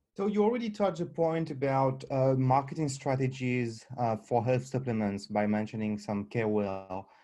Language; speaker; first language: English; non-native, fluent; French